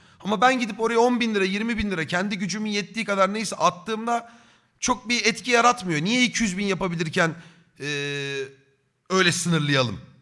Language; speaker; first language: Turkish; native; Turkish